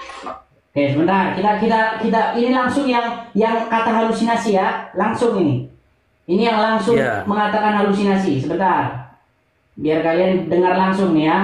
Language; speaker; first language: Indonesian; native; Indonesian